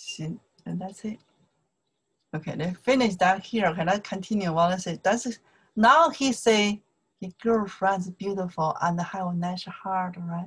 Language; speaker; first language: English; non-native, learner; Chinese